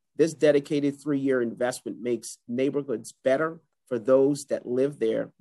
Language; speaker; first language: English; native; English